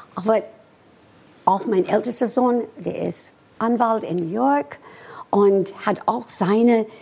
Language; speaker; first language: German; non-native, fluent; English